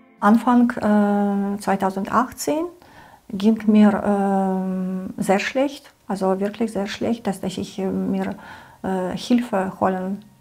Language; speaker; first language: German; non-native, learner; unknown